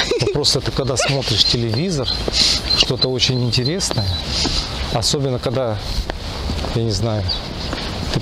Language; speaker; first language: Russian; native; Russian